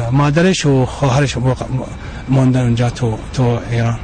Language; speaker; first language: Persian; non-native, learner; Arabic